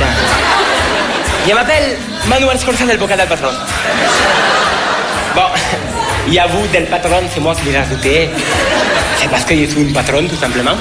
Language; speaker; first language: French; native; French